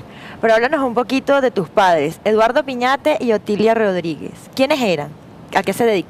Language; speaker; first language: Spanish; native; Spanish